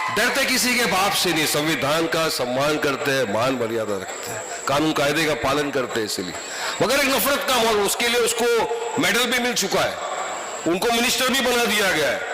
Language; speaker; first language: Hindi; non-native, local second language; Urdu